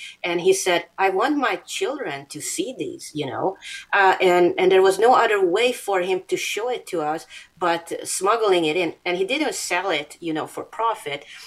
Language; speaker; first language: English; non-native, fluent; Hungarian